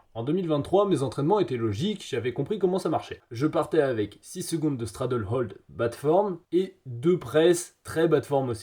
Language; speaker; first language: French; native; French